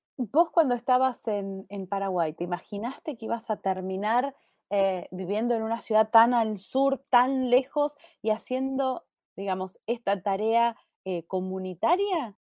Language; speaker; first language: Spanish; native; Spanish